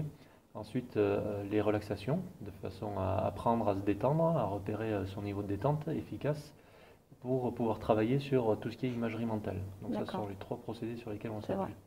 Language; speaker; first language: French; native; French